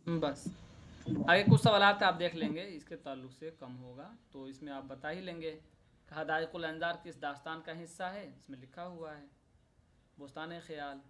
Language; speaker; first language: Urdu; native; Urdu